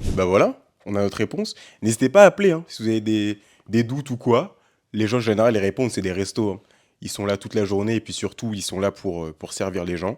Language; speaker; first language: French; native; French